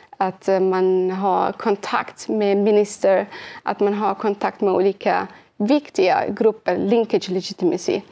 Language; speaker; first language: Swedish; early bilingual, other home language; Arabic